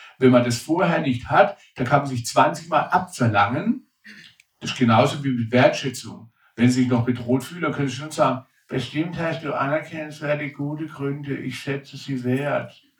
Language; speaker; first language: German; native; German